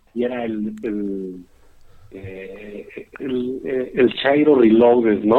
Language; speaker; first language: Spanish; native; Spanish